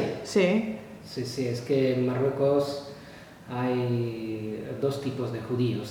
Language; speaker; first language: Spanish; non-native, fluent; Arabic